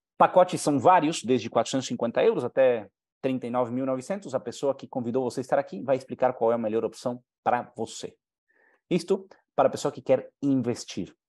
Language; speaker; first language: Portuguese; non-native, fluent; Spanish